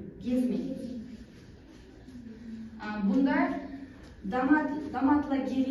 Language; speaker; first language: Turkish; non-native, learner; Uzbek